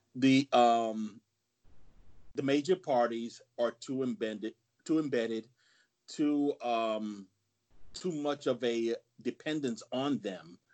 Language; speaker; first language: English; native; English